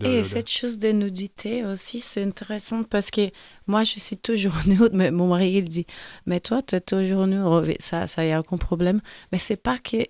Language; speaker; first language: French; non-native, fluent; Portuguese